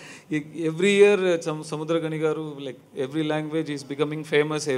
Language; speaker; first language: Telugu; non-native, learner; Tamil